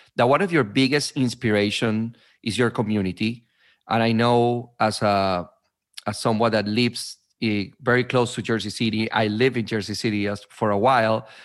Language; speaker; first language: English; non-native, fluent; Spanish